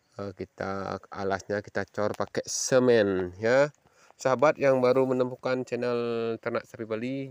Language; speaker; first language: Indonesian; non-native, local second language; Balinese